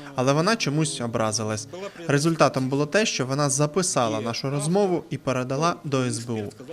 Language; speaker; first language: Ukrainian; non-native, local second language; Russian